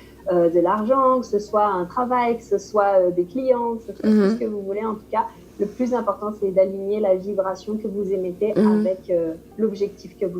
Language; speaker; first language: French; native; French